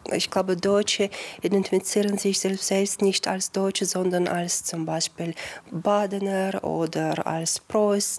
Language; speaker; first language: German; non-native, fluent; Russian